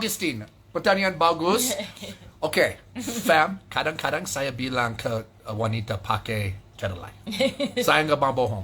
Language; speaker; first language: Indonesian; non-native, fluent; English